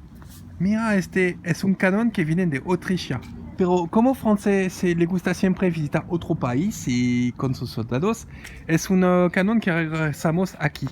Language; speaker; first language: Spanish; non-native, learner; French